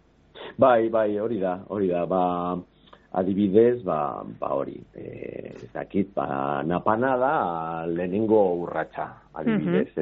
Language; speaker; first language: Basque; non-native, local second language; Spanish